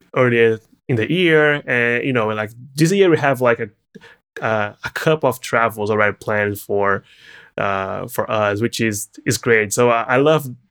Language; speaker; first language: English; non-native, fluent; Portuguese